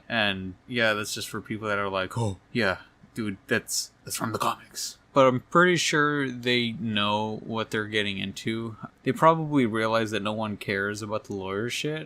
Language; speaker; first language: English; native; English